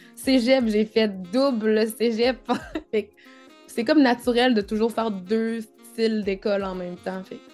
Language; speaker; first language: French; native; French